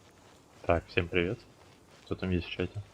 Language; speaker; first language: Russian; native; Russian